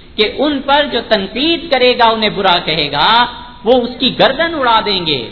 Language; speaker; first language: Urdu; native; Urdu